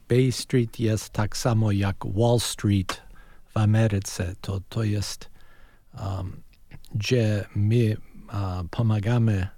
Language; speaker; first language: Polish; early bilingual, heritage; Polish